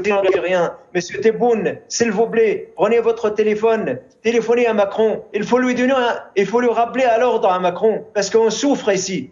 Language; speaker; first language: French; non-native, fluent; Arabic